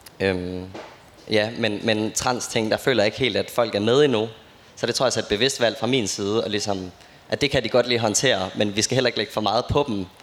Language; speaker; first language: Danish; native; Danish